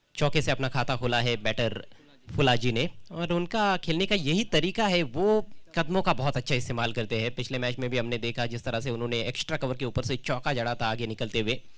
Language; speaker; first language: Hindi; non-native, local second language; Marathi